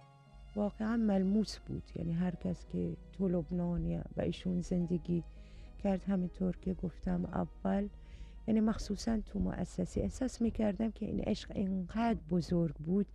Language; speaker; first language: Persian; non-native, learner; Arabic